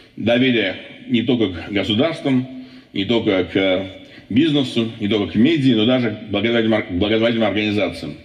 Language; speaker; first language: Russian; non-native, local second language; Armenian